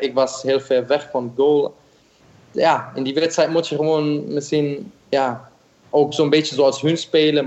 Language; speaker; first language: Dutch; non-native, fluent; German